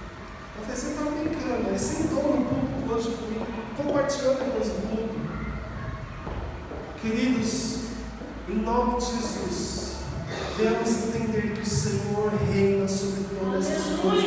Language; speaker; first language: Portuguese; native; Portuguese